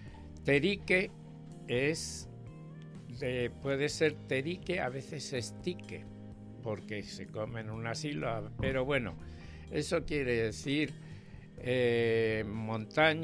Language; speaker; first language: Spanish; native; Spanish